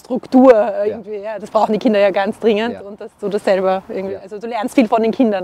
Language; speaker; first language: German; native; German